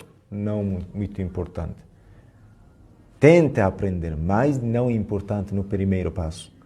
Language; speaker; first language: Portuguese; non-native, fluent; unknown